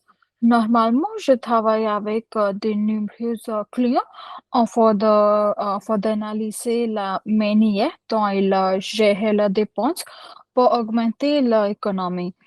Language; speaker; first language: French; non-native, learner; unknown